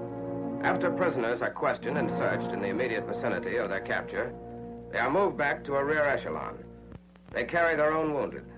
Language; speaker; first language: English; native; English